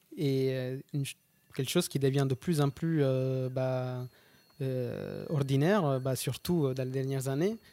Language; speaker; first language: French; non-native, fluent; Italian